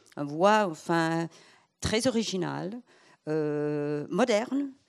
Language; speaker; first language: French; non-native, fluent; English